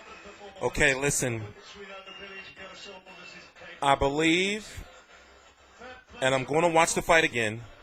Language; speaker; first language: English; native; English